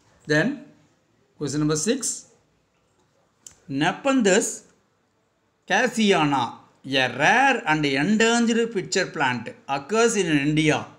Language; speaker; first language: English; non-native, local second language; Tamil